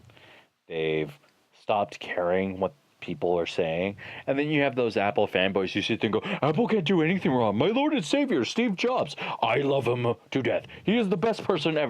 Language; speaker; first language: English; native; English